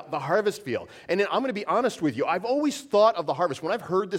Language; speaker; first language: English; native; English